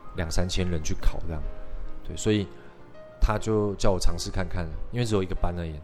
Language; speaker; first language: Chinese; native; Chinese